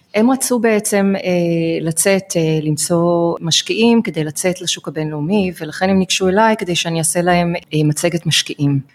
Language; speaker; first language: Hebrew; non-native, fluent; English